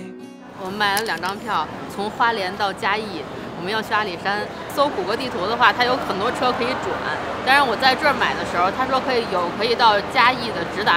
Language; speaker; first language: Chinese; native; Chinese